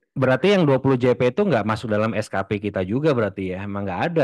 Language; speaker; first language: Indonesian; native; Indonesian